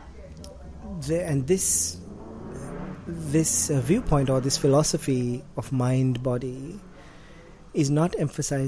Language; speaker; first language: English; non-native, local second language; Sinhala